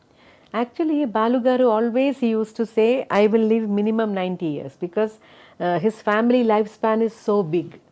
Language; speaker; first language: Telugu; non-native, fluent; Malayalam